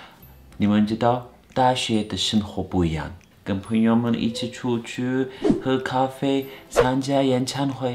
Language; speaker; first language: Chinese; non-native, fluent; Turkish